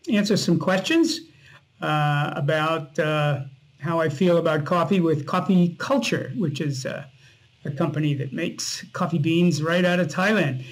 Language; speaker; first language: English; native; English